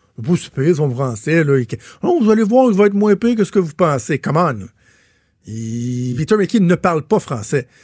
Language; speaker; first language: French; native; French